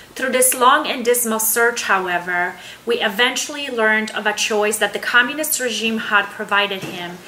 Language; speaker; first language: English; non-native, fluent; Polish